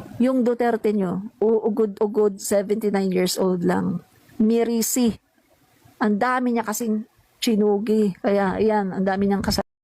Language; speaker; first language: Filipino; non-native, local second language; Cebuano